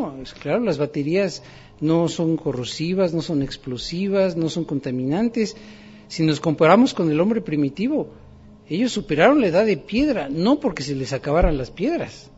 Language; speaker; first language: Spanish; native; Spanish